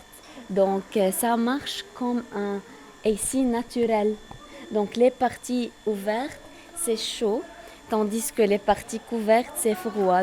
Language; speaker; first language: French; non-native, local second language; Arabic